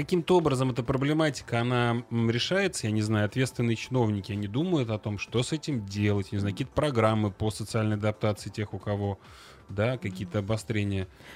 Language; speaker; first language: Russian; native; Russian